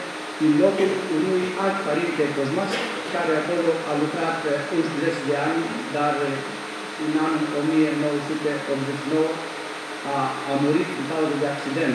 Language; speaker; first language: Romanian; non-native, learner; Greek